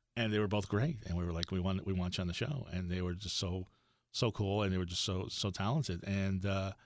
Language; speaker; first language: English; native; English